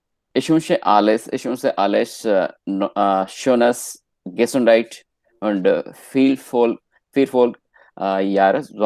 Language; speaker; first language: German; non-native, learner; Hindi